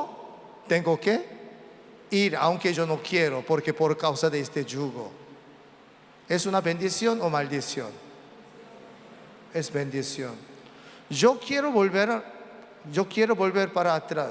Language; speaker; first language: Spanish; non-native, learner; Korean